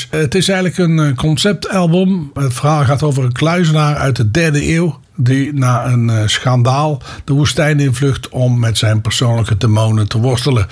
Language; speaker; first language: Dutch; native; Dutch